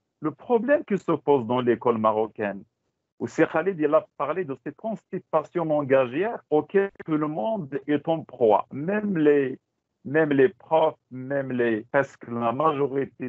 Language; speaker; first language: French; non-native, local second language; Tachelhit